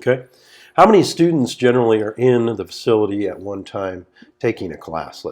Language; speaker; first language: English; native; English